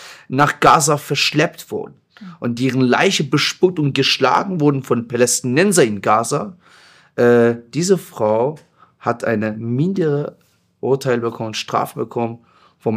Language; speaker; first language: German; non-native, fluent; Persian